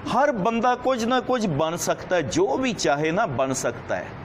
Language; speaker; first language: Hindi; non-native, local second language; Punjabi